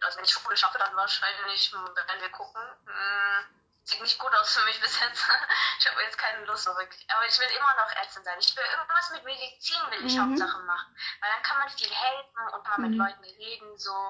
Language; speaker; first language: German; early bilingual, other home language; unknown